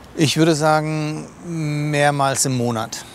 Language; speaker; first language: German; native; German